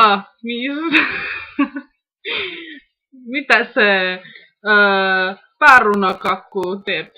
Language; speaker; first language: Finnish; non-native, learner; Estonian